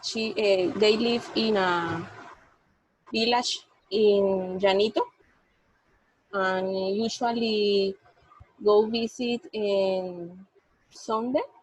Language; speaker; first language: English; non-native, learner; Spanish